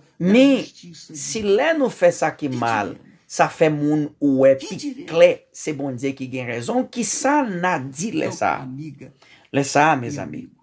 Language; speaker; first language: Haitian Creole; non-native, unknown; Portuguese